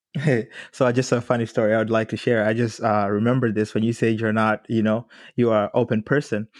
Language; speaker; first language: English; non-native, local second language; Swahili